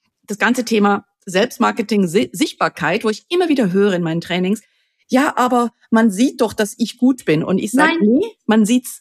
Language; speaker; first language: German; native; German